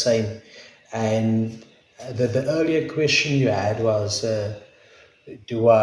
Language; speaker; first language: English; non-native, local second language; Afrikaans